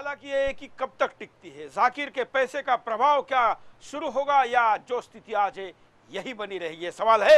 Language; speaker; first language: Hindi; native; Hindi